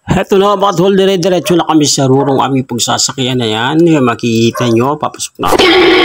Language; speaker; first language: Filipino; non-native, local second language; Bikol